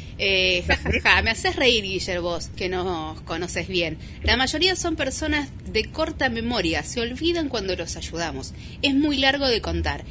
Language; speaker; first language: Spanish; native; Spanish